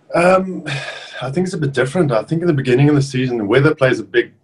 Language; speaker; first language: English; non-native, local second language; Afrikaans